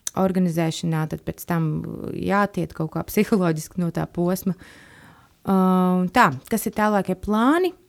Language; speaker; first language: Latvian; native; Latvian